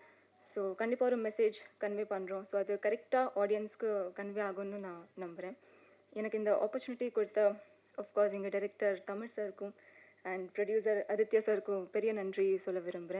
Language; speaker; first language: Tamil; non-native, fluent; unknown